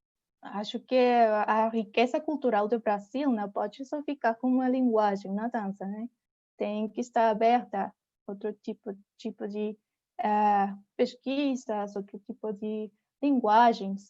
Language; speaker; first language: Portuguese; non-native, fluent; Spanish